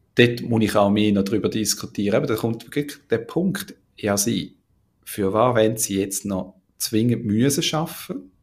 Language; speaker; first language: German; native; German